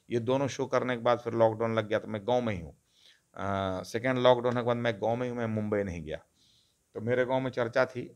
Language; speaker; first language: Hindi; non-native, local second language; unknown